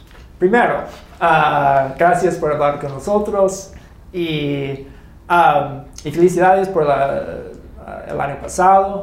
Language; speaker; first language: Spanish; non-native, learner; English